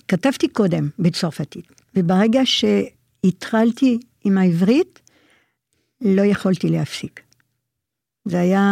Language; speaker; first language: Hebrew; non-native, fluent; French